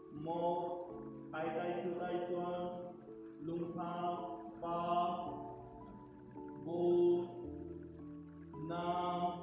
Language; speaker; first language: Vietnamese; non-native, learner; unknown